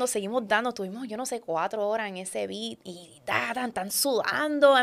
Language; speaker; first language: Spanish; early bilingual, other home language; Dutch